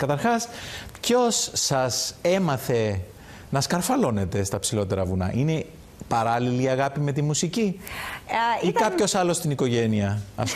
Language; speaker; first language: Greek; native; Greek